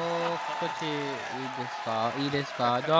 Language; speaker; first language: Japanese; non-native, learner; Filipino